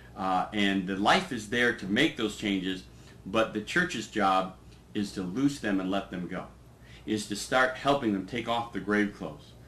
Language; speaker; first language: English; native; English